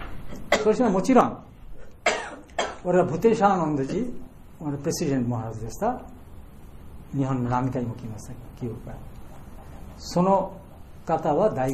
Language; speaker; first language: Japanese; non-native, fluent; Bangla